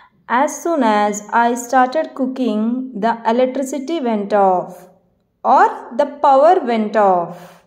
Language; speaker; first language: English; non-native, local second language; Telugu